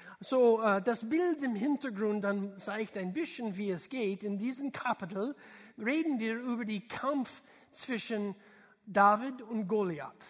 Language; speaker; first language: German; non-native, fluent; English